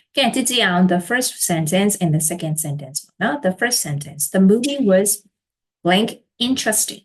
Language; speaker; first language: English; non-native, learner; Burmese